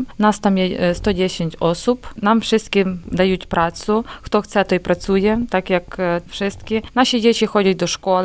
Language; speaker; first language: Polish; non-native, learner; Ukrainian